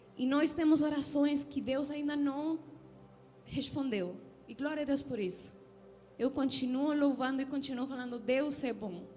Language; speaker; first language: Portuguese; non-native, fluent; Spanish